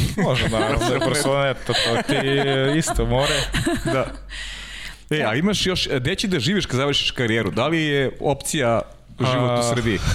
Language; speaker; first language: Serbian; native; Serbian